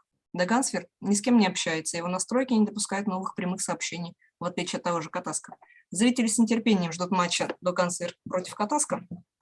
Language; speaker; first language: Russian; native; Russian